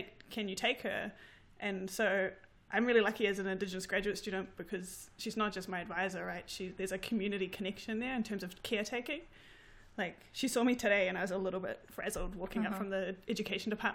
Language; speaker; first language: English; native; English